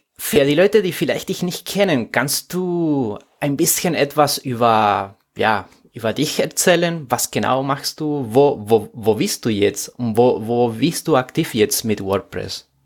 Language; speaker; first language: German; non-native, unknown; Spanish